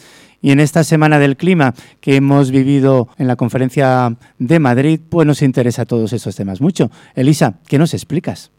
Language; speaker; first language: Spanish; native; Spanish